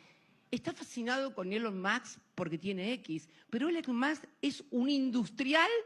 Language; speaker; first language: Spanish; native; Spanish